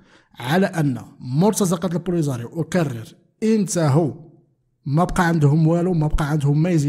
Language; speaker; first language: Arabic; native; Arabic